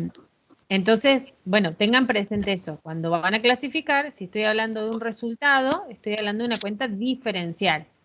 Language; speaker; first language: Spanish; native; Spanish